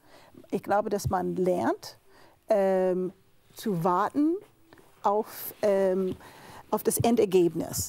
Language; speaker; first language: German; non-native, fluent; English